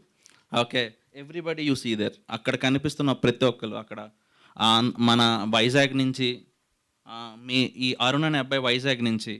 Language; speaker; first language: Telugu; native; Telugu